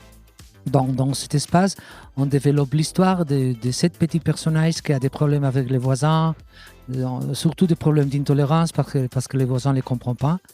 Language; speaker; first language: French; non-native, fluent; Catalan